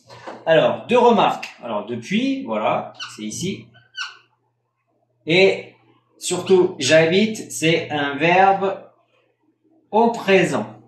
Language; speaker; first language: French; non-native, fluent; Spanish